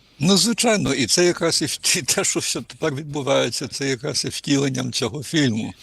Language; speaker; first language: Ukrainian; early bilingual, heritage; Ukrainian